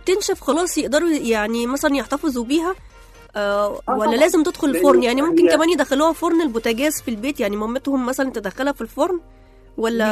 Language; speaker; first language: Arabic; native; Arabic